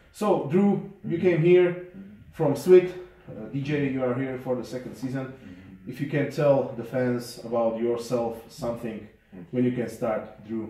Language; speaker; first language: English; non-native, learner; Slovak